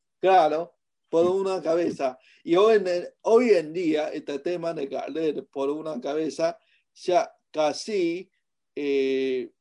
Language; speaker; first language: Spanish; non-native, fluent; Chinese